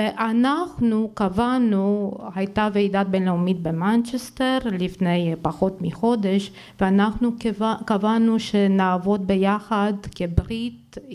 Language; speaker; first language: Hebrew; non-native, fluent; Romanian